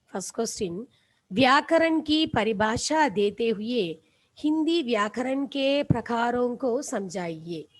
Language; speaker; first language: Hindi; non-native, local second language; Tamil